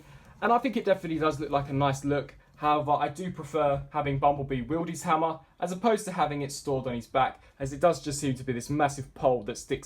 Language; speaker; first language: English; native; English